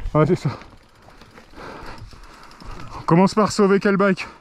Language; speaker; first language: French; native; French